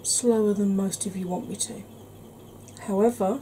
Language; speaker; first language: English; native; English